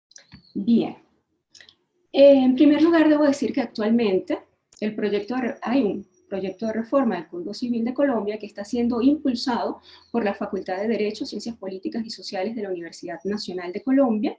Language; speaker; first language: Spanish; native; Spanish